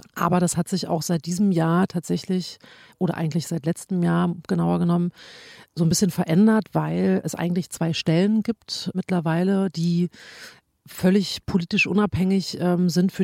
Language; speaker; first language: German; native; German